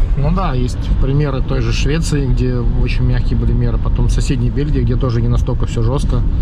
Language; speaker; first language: Russian; native; Russian